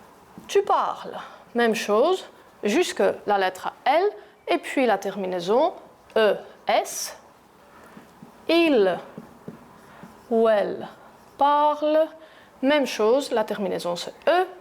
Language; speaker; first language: French; non-native, fluent; Greek